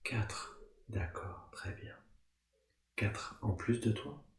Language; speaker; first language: French; native; French